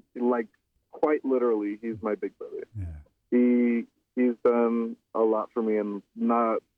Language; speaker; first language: English; native; English